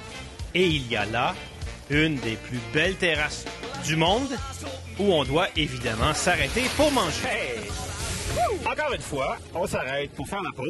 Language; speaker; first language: French; native; French